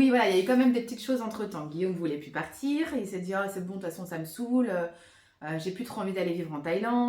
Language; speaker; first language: French; native; French